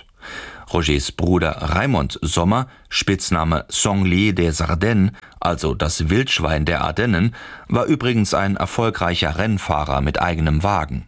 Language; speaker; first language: German; native; German